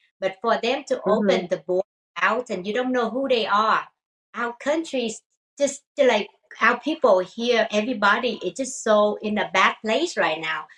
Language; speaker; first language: English; non-native, fluent; Vietnamese